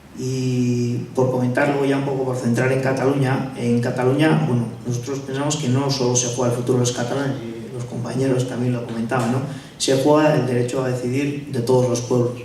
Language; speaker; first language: Spanish; non-native, local second language; Basque